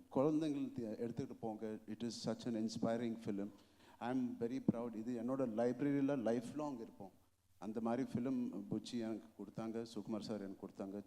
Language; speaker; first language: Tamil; non-native, local second language; Telugu